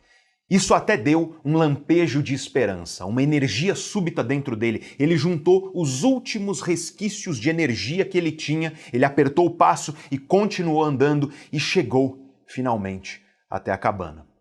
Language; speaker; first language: Portuguese; native; Portuguese